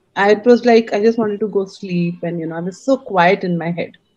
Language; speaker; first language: English; non-native, local second language; Hindi